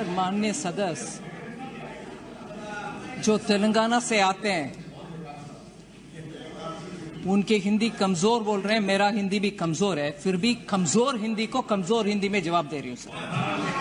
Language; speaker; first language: Hindi; non-native, local second language; Tamil